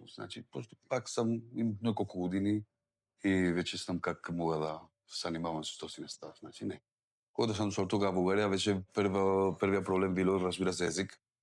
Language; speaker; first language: Bulgarian; non-native, learner; Spanish